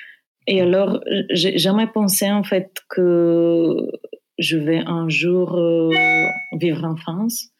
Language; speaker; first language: French; non-native, fluent; Bulgarian